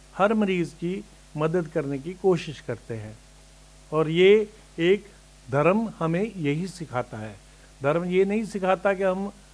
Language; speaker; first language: Hindi; native; Hindi